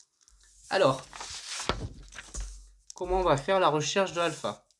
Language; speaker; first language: French; native; French